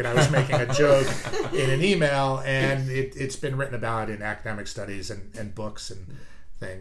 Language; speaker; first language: English; native; English